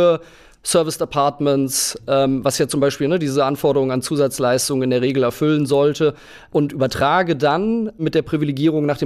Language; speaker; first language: German; native; German